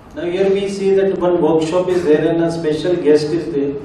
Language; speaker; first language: Hindi; non-native, local second language; Marathi